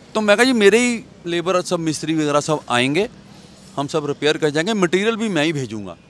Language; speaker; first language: Hindi; native; Hindi